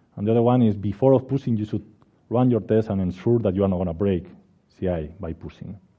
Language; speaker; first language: English; non-native, fluent; Spanish